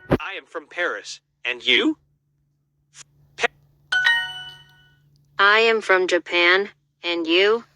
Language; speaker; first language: English; non-native, learner; Turkish